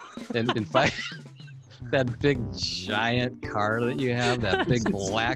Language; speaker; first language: English; native; English